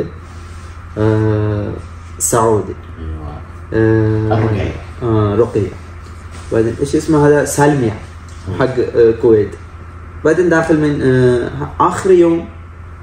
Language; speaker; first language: Arabic; non-native, learner; Malayalam